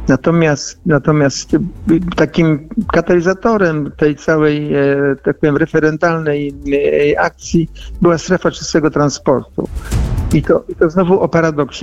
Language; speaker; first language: Polish; native; Polish